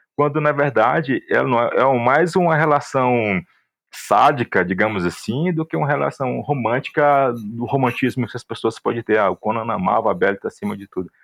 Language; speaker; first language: Portuguese; native; Portuguese